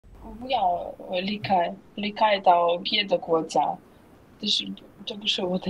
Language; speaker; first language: Chinese; non-native, learner; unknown